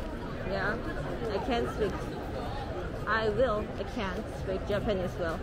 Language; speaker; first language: English; non-native, fluent; Korean